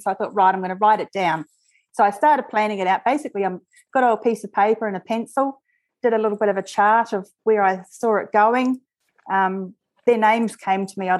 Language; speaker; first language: English; native; English